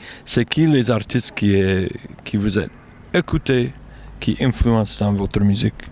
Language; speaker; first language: French; non-native, learner; English